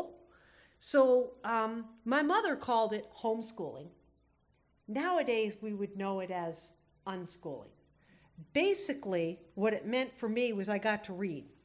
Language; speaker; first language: English; native; English